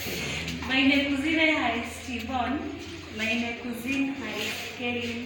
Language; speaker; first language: German; non-native, learner; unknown